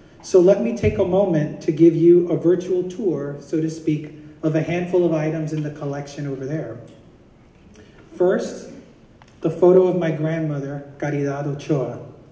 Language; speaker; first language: English; native; English